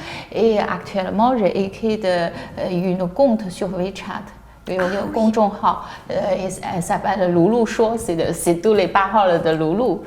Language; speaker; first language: French; non-native, learner; Chinese